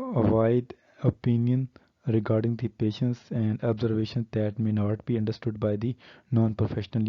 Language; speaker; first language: English; non-native, local second language; Urdu